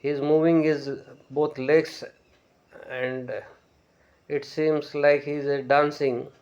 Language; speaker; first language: English; non-native, local second language; Marathi